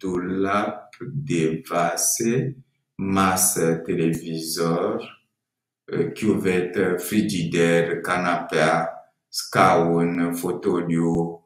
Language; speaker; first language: Romanian; non-native, fluent; French